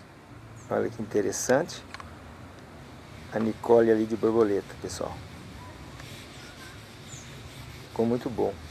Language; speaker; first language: Portuguese; native; Portuguese